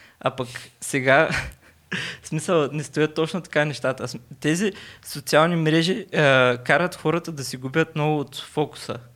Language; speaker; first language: Bulgarian; non-native, local second language; Turkish